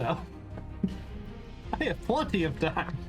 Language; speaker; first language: English; native; English